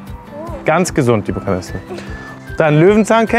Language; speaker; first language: German; native; German